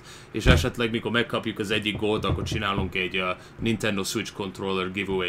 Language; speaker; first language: Hungarian; early bilingual, heritage; Hungarian